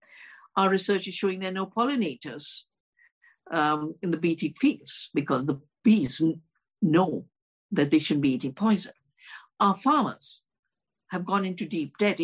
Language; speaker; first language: English; non-native, local second language; Hindi